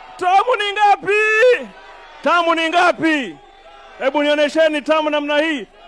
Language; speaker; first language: Swahili; native; Swahili